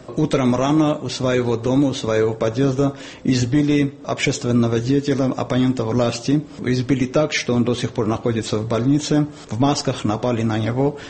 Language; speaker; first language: Russian; non-native, local second language; Armenian